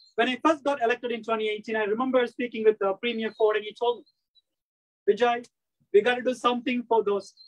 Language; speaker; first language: English; early bilingual, other home language; Tamil